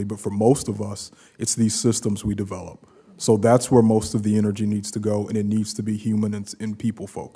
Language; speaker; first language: English; native; English